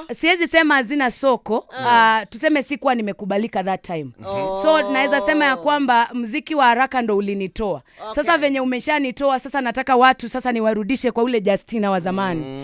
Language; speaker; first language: Swahili; non-native, local second language; Kamba